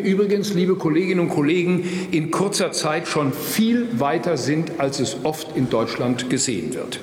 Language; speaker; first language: German; native; German